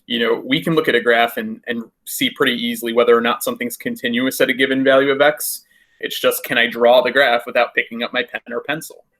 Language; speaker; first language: English; native; English